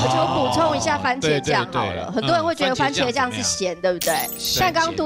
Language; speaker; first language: Chinese; native; Chinese